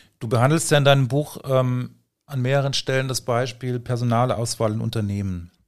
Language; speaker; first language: German; native; German